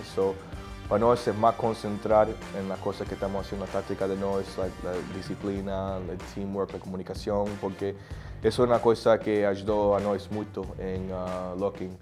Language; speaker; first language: Portuguese; non-native, learner; Spanish